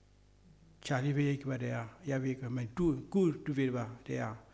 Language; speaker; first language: Danish; non-native, fluent; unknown